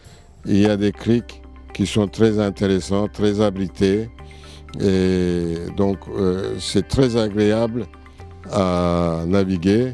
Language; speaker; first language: French; non-native, fluent; Turkish